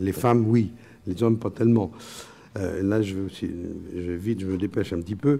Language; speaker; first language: French; native; French